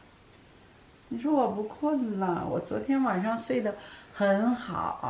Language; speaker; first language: Chinese; native; Chinese